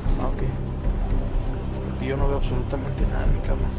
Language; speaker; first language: Spanish; native; Spanish